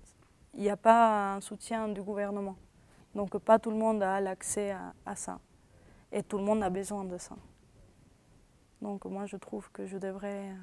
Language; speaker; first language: French; early bilingual, other home language; Spanish